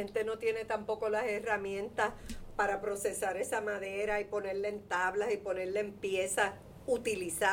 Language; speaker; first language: Spanish; native; Spanish